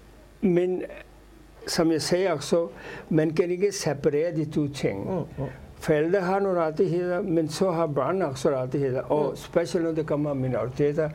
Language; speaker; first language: Danish; non-native, fluent; Urdu